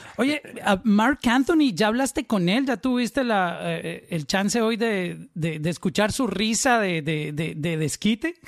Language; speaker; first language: Spanish; native; Spanish